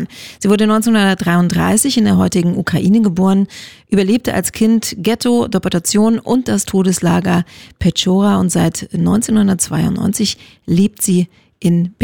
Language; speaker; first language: German; native; German